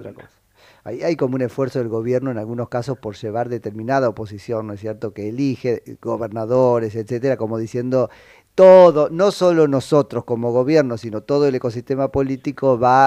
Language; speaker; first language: Spanish; native; Spanish